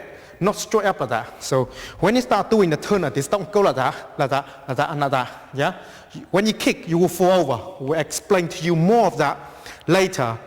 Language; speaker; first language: English; non-native, fluent; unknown